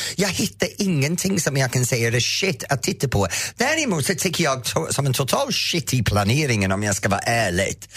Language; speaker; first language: Swedish; non-native, fluent; English